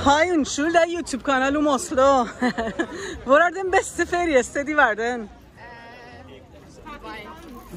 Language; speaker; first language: Norwegian; non-native, learner; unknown